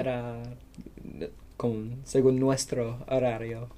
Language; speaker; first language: Spanish; non-native, learner; English